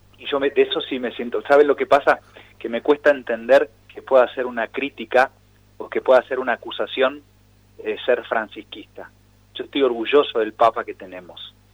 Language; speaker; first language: Spanish; native; Spanish